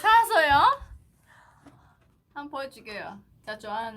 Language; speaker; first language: Korean; non-native, learner; Chinese